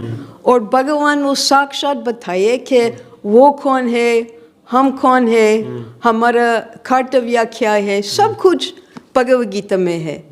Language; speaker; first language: Hindi; non-native, fluent; English